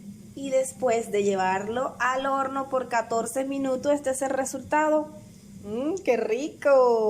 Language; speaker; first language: Spanish; native; Spanish